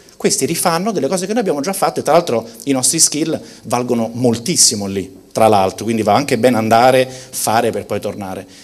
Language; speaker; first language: Italian; early bilingual, heritage; Italian